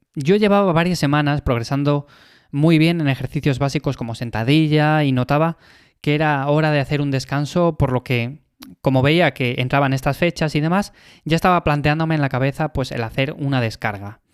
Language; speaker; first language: Spanish; native; Spanish